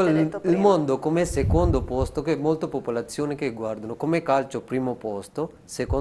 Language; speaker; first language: Italian; non-native, learner; Sinhala